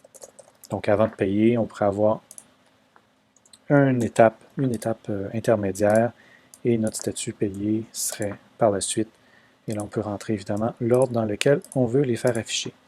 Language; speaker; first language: French; native; French